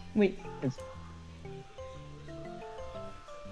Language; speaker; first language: French; non-native, learner; Dutch